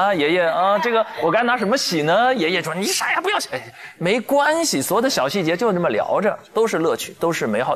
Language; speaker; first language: Chinese; native; Chinese